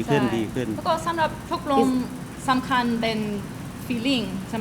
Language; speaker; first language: Thai; non-native, learner; English